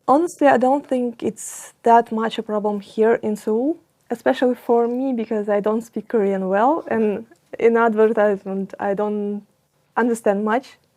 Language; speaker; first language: English; non-native, fluent; Russian